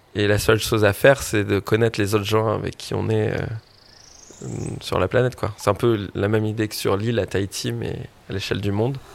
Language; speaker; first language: French; native; French